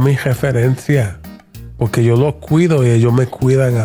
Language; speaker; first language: Spanish; early bilingual, heritage; English